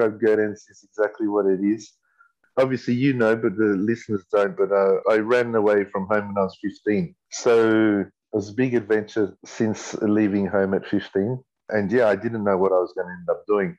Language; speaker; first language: English; native; English